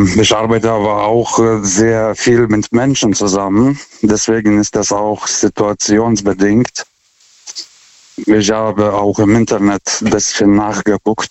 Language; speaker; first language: German; non-native, fluent; Lithuanian